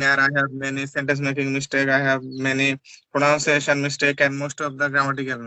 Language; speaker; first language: English; non-native, learner; Bangla